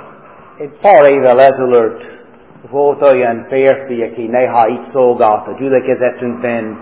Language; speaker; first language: Hungarian; non-native, fluent; English